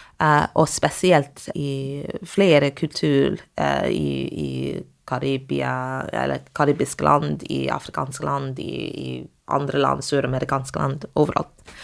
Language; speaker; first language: Norwegian; non-native, fluent; English